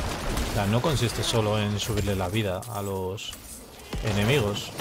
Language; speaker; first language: Spanish; native; Spanish